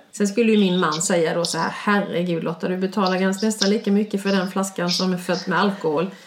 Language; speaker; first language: Swedish; native; Swedish